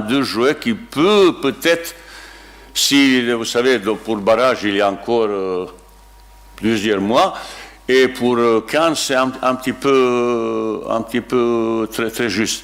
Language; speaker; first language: French; non-native, learner; Bosnian